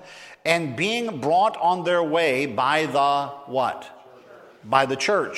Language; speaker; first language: English; native; English